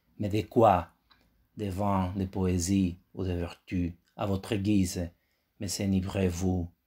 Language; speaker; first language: French; non-native, fluent; Spanish